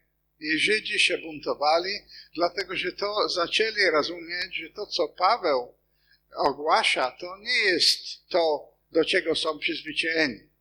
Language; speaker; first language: Polish; non-native, fluent; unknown